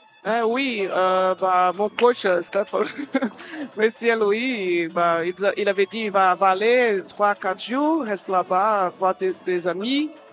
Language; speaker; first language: French; non-native, fluent; Portuguese